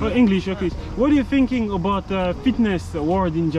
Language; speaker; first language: English; non-native, learner; French